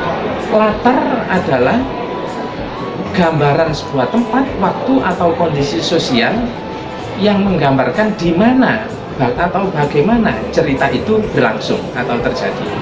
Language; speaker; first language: Indonesian; native; Indonesian